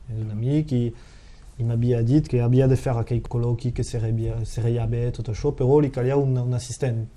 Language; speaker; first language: Catalan; non-native, local second language; French